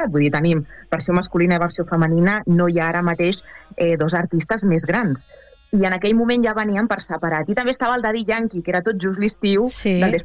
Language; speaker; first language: Catalan; native; Catalan